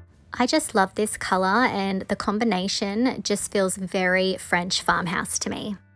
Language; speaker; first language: English; native; English